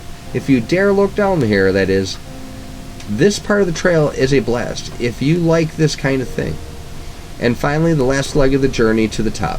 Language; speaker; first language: English; native; English